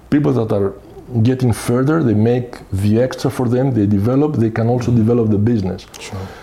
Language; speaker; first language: English; non-native, fluent; Greek